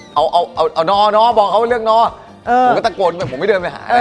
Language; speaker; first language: Thai; native; Thai